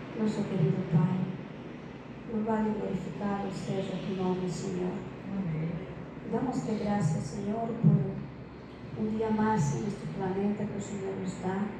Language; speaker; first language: Portuguese; non-native, fluent; Spanish